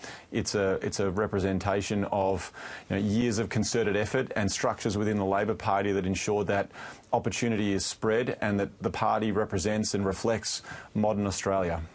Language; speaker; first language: English; native; English